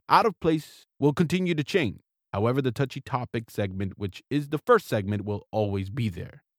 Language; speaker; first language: English; native; English